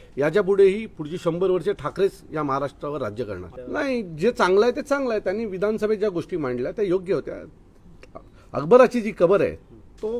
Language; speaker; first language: Marathi; native; Marathi